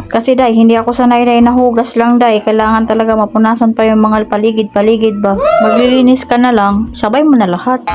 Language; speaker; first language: Filipino; non-native, local second language; Masbatenyo